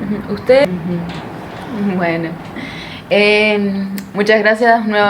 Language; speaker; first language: Spanish; native; Spanish